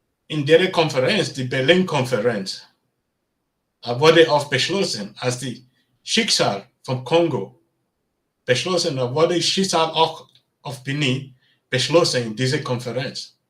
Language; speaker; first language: German; non-native, learner; Bini